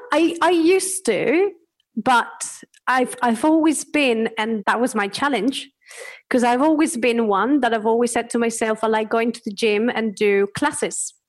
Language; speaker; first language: English; non-native, fluent; Spanish